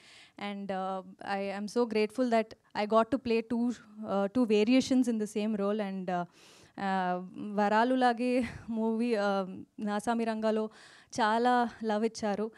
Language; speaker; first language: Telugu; non-native, fluent; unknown